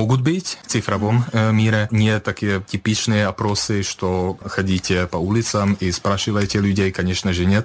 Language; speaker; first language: Russian; non-native, fluent; Czech